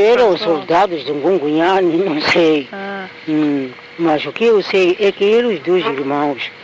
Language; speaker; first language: Portuguese; non-native, local second language; Tsonga